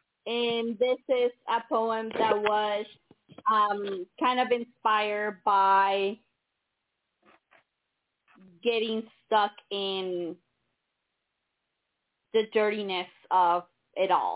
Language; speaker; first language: English; non-native, fluent; Spanish